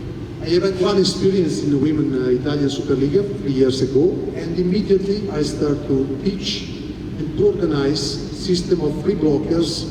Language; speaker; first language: English; non-native, fluent; Italian